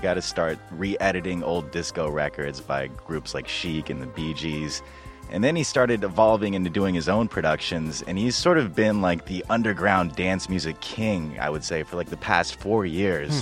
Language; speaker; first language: English; native; English